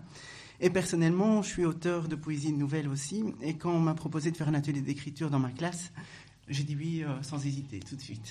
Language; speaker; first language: French; native; French